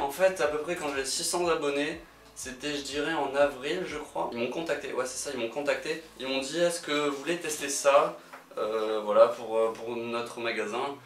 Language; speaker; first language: French; native; French